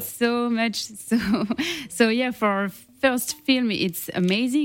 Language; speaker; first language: English; non-native, learner; French